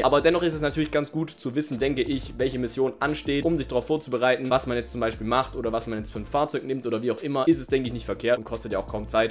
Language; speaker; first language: German; native; German